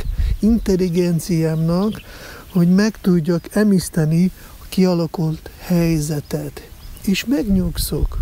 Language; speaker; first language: Hungarian; non-native, fluent; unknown